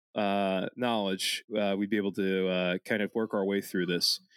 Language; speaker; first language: English; early bilingual, other home language; Italian